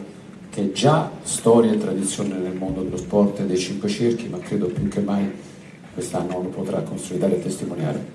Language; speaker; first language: Italian; native; Italian